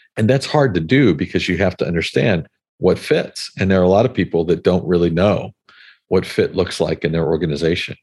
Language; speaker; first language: English; native; English